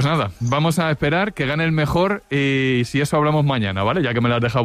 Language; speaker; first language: Spanish; native; Spanish